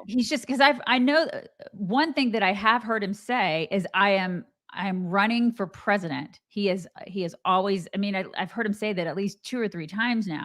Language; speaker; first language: English; native; English